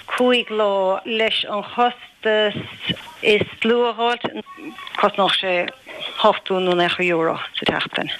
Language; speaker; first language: Irish; native; Irish